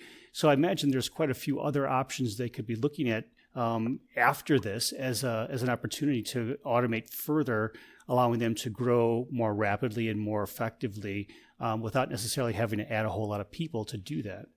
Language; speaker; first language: English; native; English